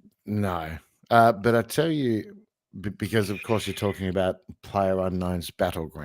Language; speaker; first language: English; native; English